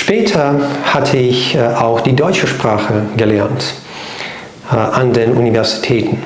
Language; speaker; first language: German; non-native, fluent; Russian